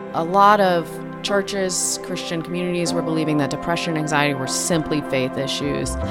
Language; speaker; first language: English; native; English